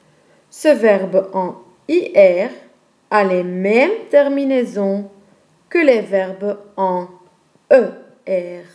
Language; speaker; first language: French; non-native, fluent; Dutch